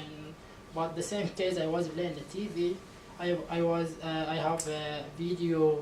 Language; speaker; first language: English; non-native, learner; Arabic